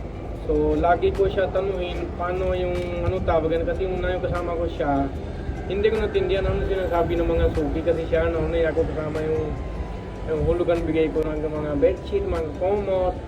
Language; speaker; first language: Filipino; non-native, learner; Punjabi